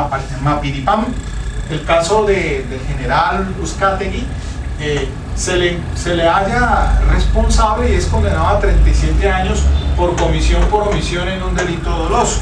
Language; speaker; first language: Spanish; native; Spanish